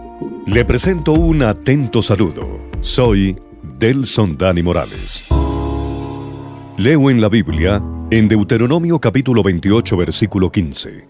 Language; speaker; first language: Spanish; native; Spanish